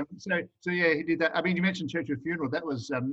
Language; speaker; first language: English; native; English